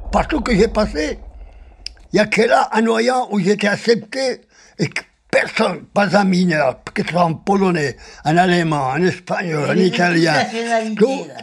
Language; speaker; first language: French; non-native, fluent; Spanish